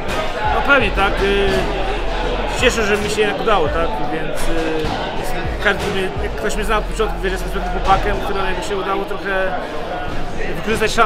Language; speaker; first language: Polish; early bilingual, other home language; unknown